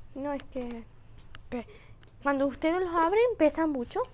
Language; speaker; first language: Spanish; native; Spanish